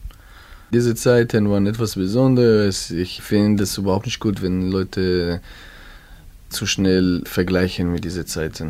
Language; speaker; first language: German; non-native, learner; Hebrew